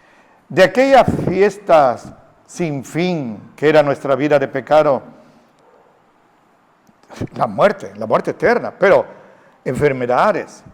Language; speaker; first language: Spanish; native; Spanish